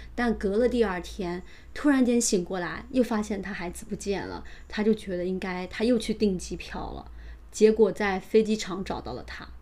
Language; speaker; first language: Chinese; native; Chinese